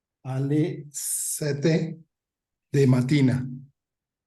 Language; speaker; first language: Italian; non-native, learner; Spanish